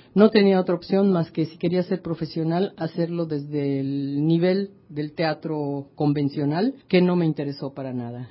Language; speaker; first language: Spanish; native; Spanish